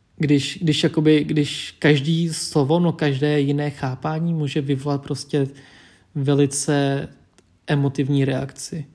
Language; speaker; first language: Czech; early bilingual, other home language; Vietnamese